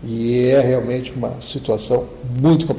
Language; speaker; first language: Portuguese; native; Portuguese